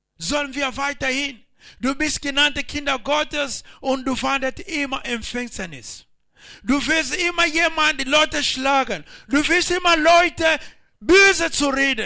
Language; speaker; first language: German; non-native, learner; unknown